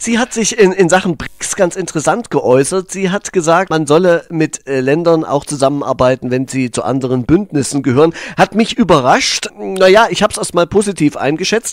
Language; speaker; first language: German; native; German